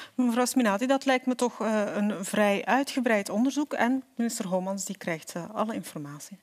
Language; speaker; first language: Dutch; native; Dutch